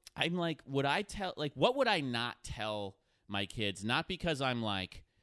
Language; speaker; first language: English; native; English